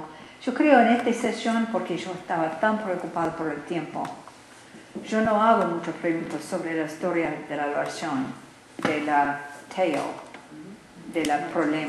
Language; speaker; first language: Spanish; non-native, learner; English